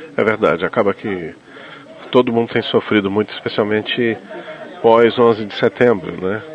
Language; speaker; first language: Portuguese; native; Portuguese